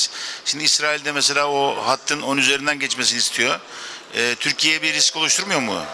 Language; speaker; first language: Turkish; native; Turkish